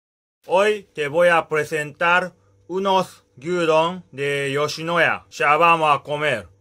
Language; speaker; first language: Spanish; non-native, learner; Japanese